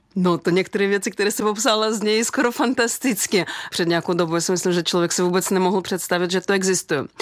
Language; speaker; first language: Czech; non-native, fluent; Russian